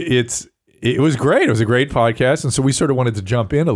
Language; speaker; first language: English; native; English